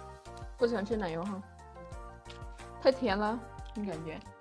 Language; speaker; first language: Chinese; non-native, learner; Indonesian